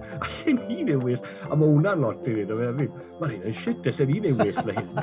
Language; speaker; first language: Welsh; native; Welsh